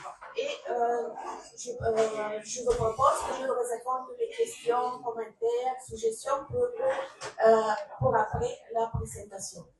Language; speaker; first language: French; non-native, learner; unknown